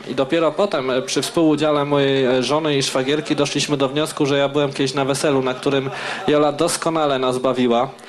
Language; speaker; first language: Polish; native; Polish